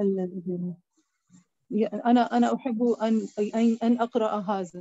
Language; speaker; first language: Arabic; non-native, learner; Urdu